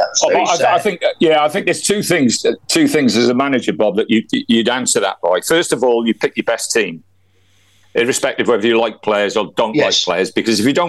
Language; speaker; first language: English; native; English